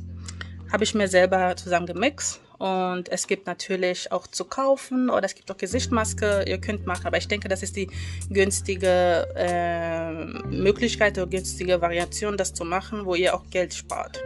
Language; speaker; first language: German; non-native, fluent; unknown